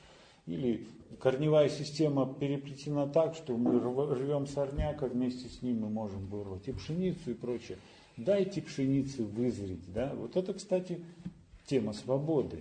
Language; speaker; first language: Russian; native; Russian